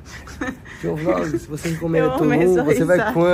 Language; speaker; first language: Portuguese; native; Portuguese